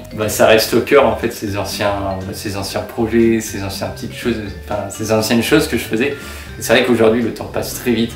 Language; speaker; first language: French; native; French